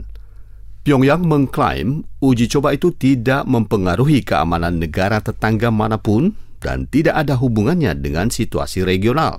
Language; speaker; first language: Indonesian; native; Indonesian